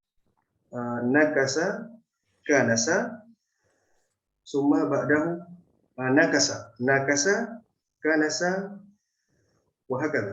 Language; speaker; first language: Arabic; non-native, fluent; Indonesian